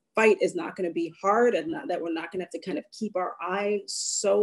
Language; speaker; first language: English; native; English